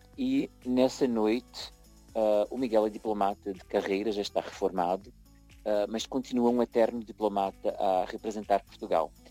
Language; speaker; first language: Portuguese; early bilingual, heritage; Portuguese